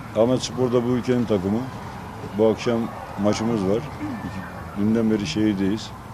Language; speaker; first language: Turkish; native; Turkish